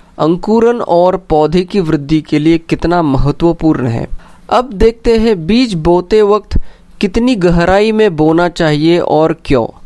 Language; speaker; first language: Hindi; non-native, local second language; Marathi